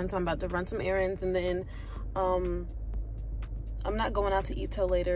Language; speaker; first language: English; native; English